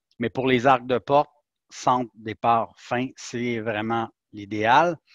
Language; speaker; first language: French; native; French